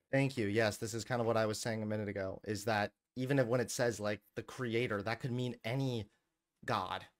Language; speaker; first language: English; native; English